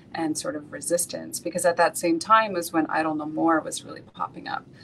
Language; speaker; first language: English; native; English